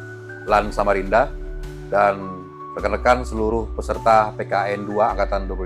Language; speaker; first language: Indonesian; native; Indonesian